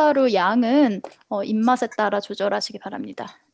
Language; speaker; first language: Korean; native; Korean